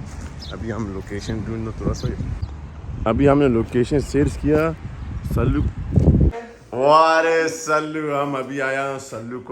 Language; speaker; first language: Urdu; non-native, learner; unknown